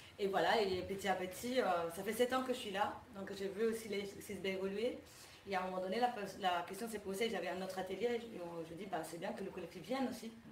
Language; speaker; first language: French; non-native, fluent; Spanish